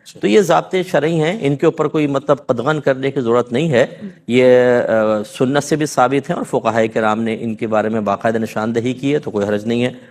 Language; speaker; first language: Urdu; native; Urdu